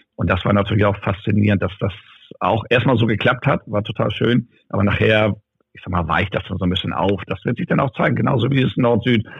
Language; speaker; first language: German; native; German